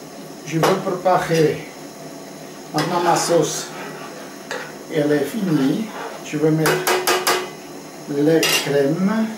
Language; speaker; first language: French; non-native, fluent; Portuguese